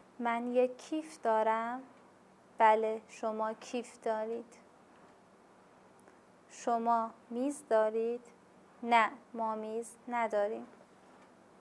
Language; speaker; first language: Persian; non-native, learner; Urdu